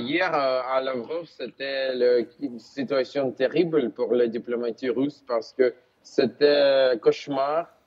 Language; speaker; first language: French; non-native, learner; Ukrainian